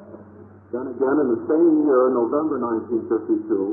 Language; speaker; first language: English; native; English